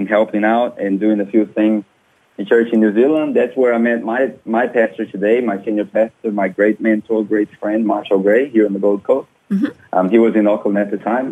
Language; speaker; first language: English; non-native, fluent; Portuguese